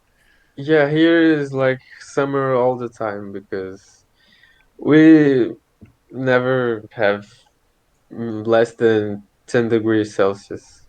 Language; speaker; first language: English; non-native, fluent; Portuguese